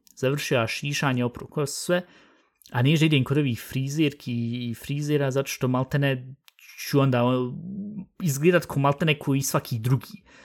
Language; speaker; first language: Bosnian; early bilingual, heritage; Bosnian